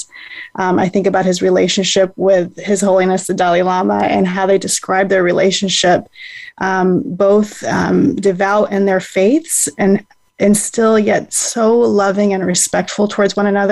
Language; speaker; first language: English; native; English